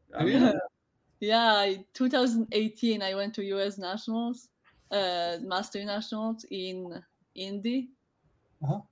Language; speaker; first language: English; non-native, fluent; Polish